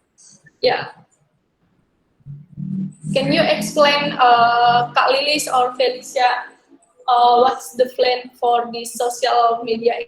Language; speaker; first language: English; non-native, learner; Indonesian